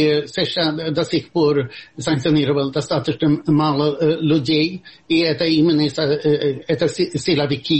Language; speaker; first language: Russian; non-native, fluent; Swedish